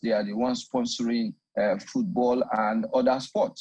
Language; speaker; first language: English; native; English